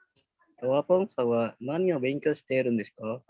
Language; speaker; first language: Japanese; non-native, learner; Indonesian